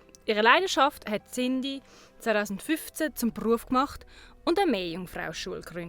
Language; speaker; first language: German; native; German